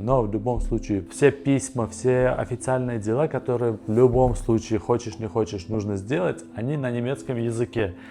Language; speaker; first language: Russian; non-native, local second language; Armenian